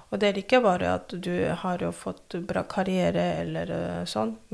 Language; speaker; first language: Norwegian; non-native, fluent; Korean